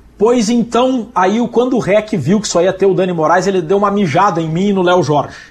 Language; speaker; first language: Portuguese; native; Portuguese